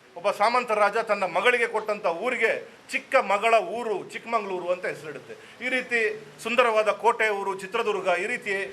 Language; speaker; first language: Kannada; non-native, local second language; Tulu